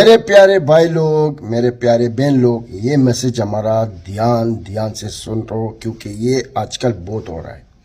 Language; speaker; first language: Hindi; non-native, fluent; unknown